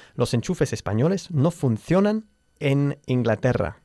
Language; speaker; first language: Spanish; non-native, fluent; English